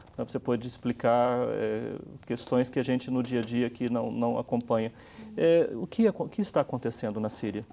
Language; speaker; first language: Portuguese; native; Portuguese